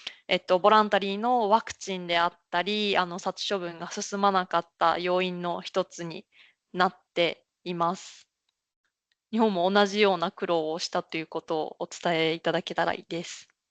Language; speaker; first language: Japanese; native; Japanese